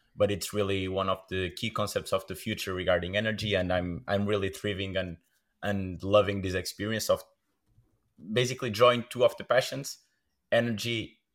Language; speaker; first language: English; non-native, fluent; Portuguese